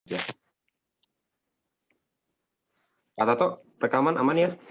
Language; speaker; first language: Indonesian; native; Indonesian